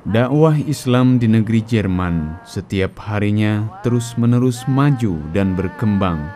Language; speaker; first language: Indonesian; native; Indonesian